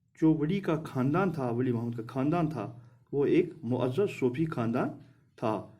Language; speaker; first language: Urdu; non-native, local second language; Kashmiri